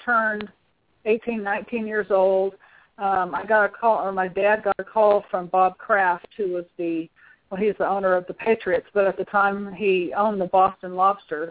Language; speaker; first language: English; native; English